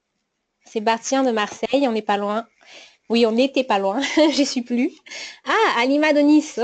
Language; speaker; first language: French; native; French